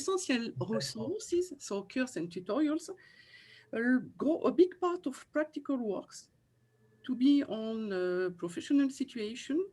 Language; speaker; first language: English; non-native, fluent; French